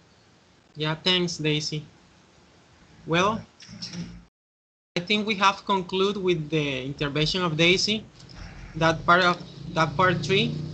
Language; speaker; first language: English; non-native, fluent; Spanish